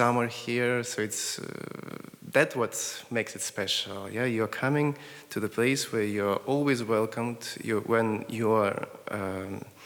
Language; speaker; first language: English; non-native, fluent; Russian